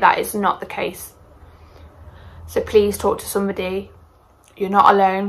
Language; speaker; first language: English; native; English